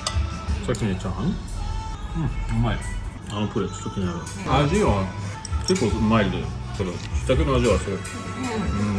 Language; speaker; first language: Japanese; non-native, fluent; French